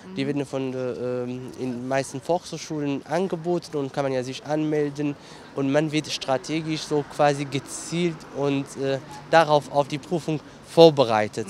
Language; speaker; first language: German; non-native, fluent; Kurdish